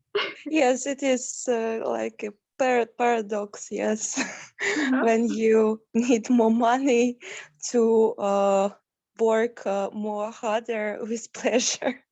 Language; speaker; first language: English; non-native, learner; Ukrainian